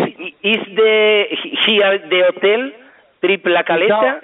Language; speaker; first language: English; non-native, learner; Spanish